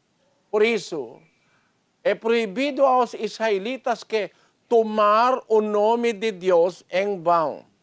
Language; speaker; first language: Portuguese; non-native, learner; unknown